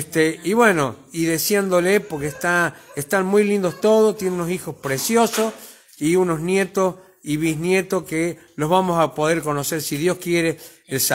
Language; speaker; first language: Spanish; native; Spanish